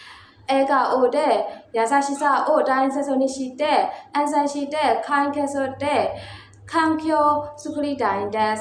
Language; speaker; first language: Japanese; non-native, learner; Burmese